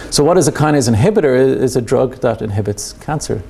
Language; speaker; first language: English; native; English